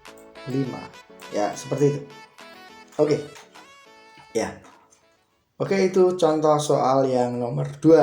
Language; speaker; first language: Indonesian; native; Indonesian